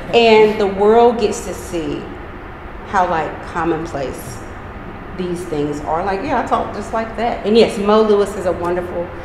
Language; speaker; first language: English; native; English